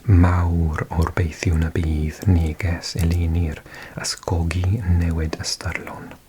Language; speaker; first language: Welsh; non-native, learner; English